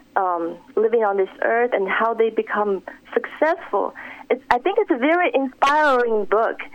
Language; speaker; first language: English; non-native, fluent; Chinese